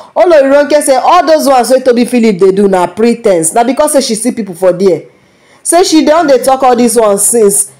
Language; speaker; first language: Nigerian Pidgin; non-native, local second language; Yoruba